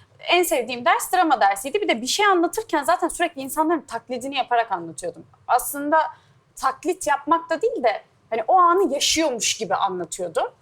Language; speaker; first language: Turkish; native; Turkish